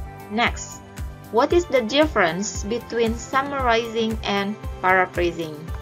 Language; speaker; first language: English; non-native, fluent; Indonesian